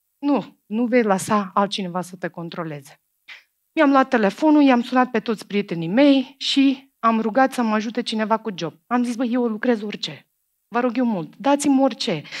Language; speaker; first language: Romanian; non-native, fluent; Macedonian